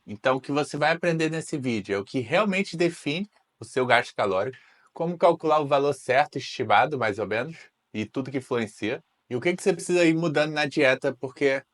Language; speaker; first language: Portuguese; native; Portuguese